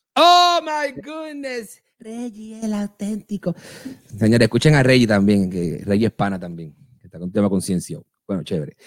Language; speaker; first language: Spanish; native; Spanish